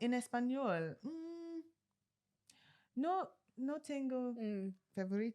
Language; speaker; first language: Spanish; non-native, learner; English